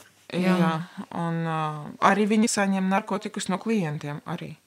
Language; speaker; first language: Latvian; non-native, local second language; Russian